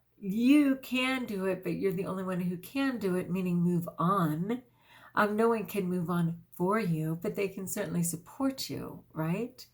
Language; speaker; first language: English; native; English